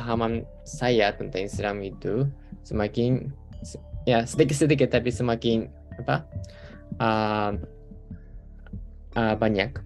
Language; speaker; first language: Indonesian; non-native, fluent; Japanese